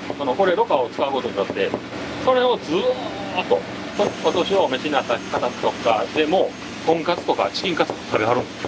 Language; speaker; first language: Japanese; native; Japanese